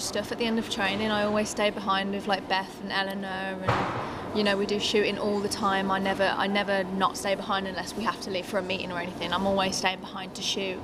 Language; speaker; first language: English; native; English